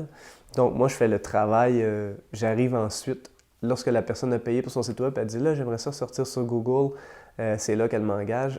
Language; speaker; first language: French; native; French